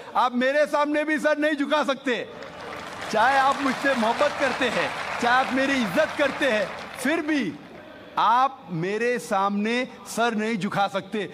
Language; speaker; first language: Urdu; non-native, local second language; Konkani